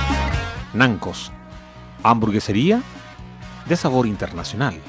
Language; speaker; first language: Spanish; native; Spanish